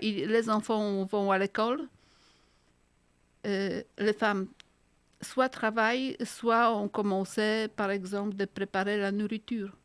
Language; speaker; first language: French; non-native, fluent; Polish